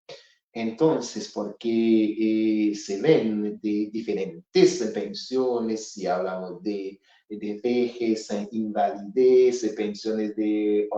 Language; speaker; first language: Spanish; non-native, fluent; Haitian Creole